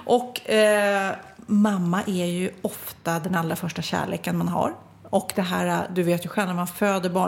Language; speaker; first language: Swedish; native; Swedish